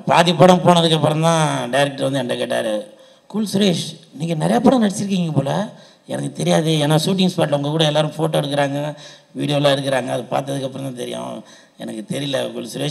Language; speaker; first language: Tamil; native; Tamil